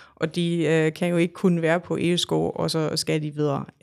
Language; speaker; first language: Danish; non-native, fluent; German